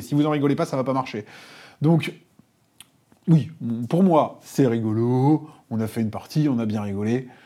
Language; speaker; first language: French; native; French